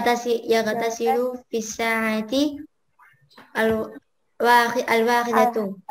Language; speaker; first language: Arabic; non-native, learner; Indonesian